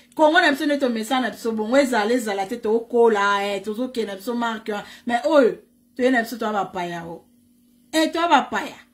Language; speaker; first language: French; non-native, local second language; Lingala